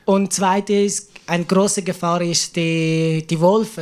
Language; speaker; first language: German; non-native, learner; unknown